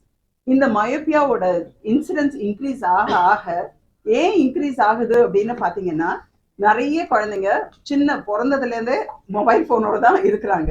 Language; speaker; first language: Tamil; native; Tamil